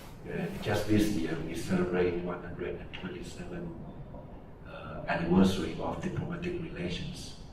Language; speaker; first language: English; non-native, fluent; Thai